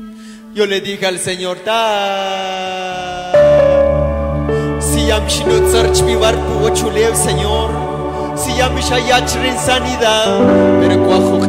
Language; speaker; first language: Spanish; non-native, local second language; Kʼicheʼ